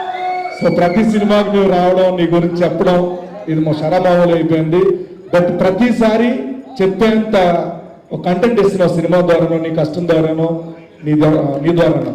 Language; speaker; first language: Telugu; native; Telugu